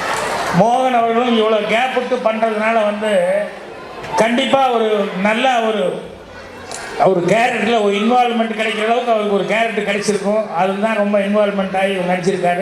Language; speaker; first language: Tamil; native; Tamil